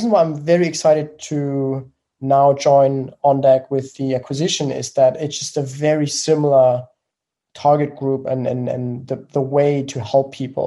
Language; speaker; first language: English; non-native, fluent; German